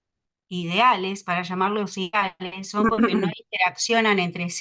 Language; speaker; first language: Spanish; native; Spanish